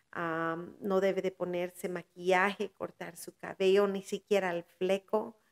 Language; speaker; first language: Spanish; early bilingual, heritage; Spanish